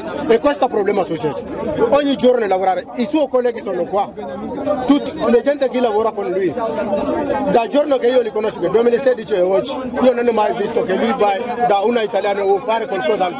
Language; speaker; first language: Italian; non-native, learner; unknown